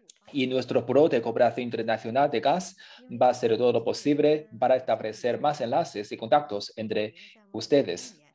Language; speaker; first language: Spanish; non-native, fluent; Chinese